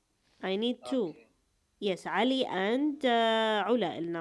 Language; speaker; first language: English; non-native, fluent; Arabic